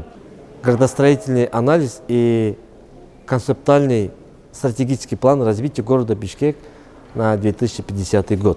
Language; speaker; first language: Russian; non-native, local second language; Kyrgyz